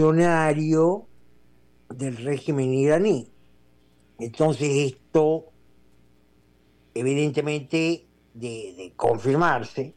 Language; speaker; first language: Spanish; native; Spanish